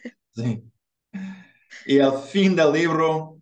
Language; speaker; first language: Spanish; non-native, learner; English